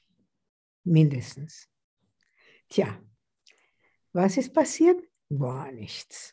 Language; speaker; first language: German; non-native, fluent; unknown